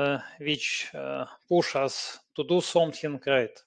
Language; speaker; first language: English; non-native, learner; Russian